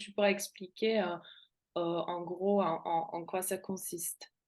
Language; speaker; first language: French; non-native, fluent; Slovak